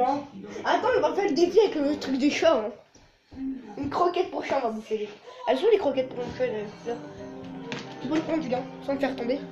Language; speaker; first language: French; native; French